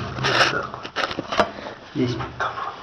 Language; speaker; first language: Russian; native; Russian